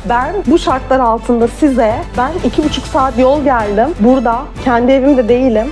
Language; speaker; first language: Turkish; native; Turkish